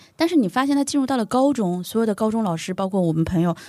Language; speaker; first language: Chinese; native; Chinese